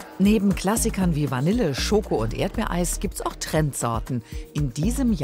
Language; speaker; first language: German; native; German